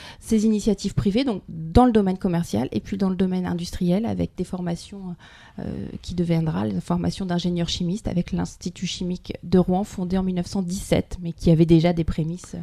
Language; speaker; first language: French; native; French